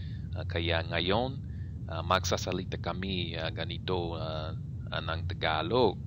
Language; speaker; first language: Filipino; non-native, learner; English